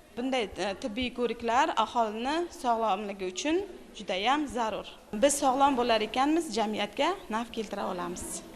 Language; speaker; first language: Uzbek; non-native, local second language; Kara-Kalpak